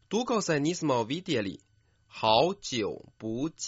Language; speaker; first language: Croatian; non-native, fluent; Chinese